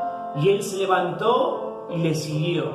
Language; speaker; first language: Spanish; native; Spanish